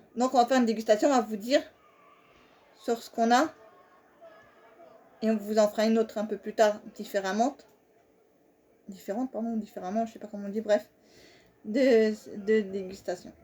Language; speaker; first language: French; native; French